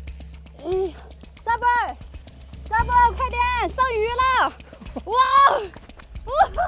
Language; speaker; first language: Chinese; native; Chinese